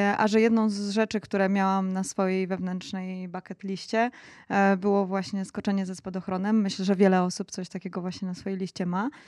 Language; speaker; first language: Polish; native; Polish